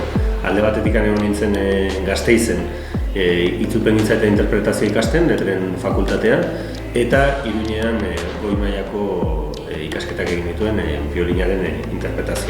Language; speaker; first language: Basque; native; Basque